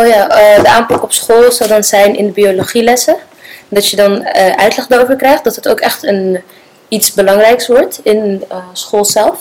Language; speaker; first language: Dutch; early bilingual, other home language; Arabic